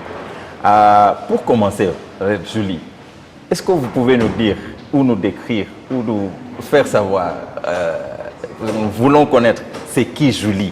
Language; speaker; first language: French; non-native, fluent; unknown